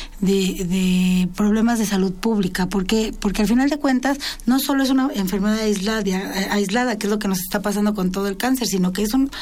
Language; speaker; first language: Spanish; native; Spanish